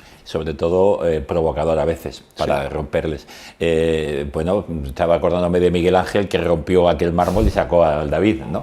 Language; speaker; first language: Spanish; native; Spanish